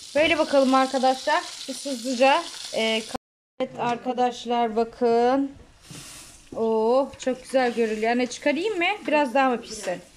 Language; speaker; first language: Turkish; early bilingual, heritage; Turkish